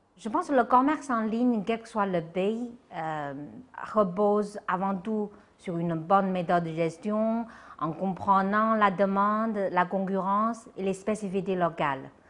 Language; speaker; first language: French; non-native, fluent; Chinese